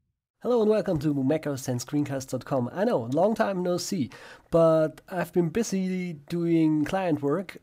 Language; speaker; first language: English; non-native, fluent; German